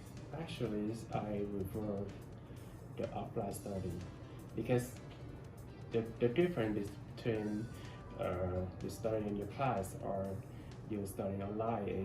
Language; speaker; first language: English; non-native, learner; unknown